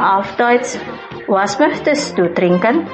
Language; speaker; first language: German; non-native, fluent; Indonesian